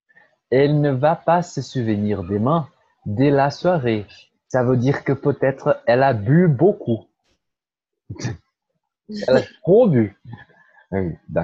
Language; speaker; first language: French; non-native, fluent; Portuguese